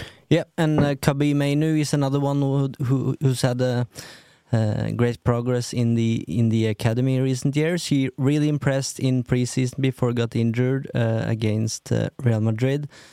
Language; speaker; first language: English; non-native, fluent; Norwegian